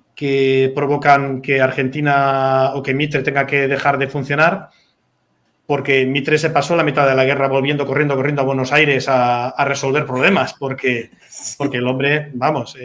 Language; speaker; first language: Spanish; native; Spanish